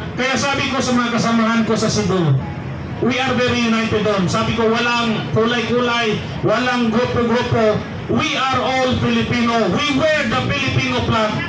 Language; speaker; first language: Filipino; non-native, local second language; Cebuano